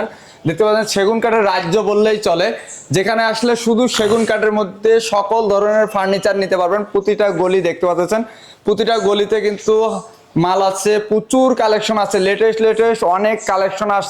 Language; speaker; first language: Bangla; native; Bangla